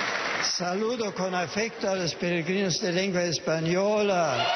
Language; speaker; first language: Spanish; non-native, fluent; German